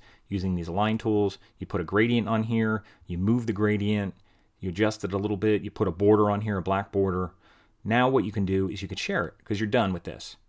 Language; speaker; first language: English; native; English